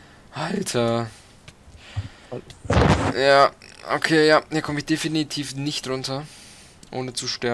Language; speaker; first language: German; native; German